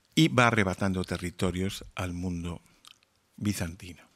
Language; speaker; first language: Spanish; native; Spanish